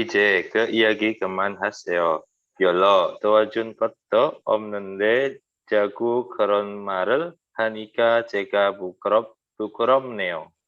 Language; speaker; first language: Korean; non-native, learner; Indonesian